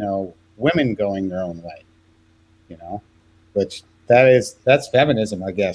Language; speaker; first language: English; native; English